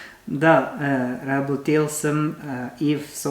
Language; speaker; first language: Bulgarian; non-native, learner; French